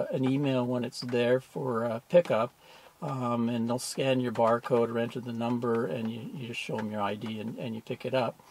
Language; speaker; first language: English; native; English